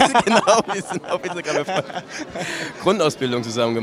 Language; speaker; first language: German; native; German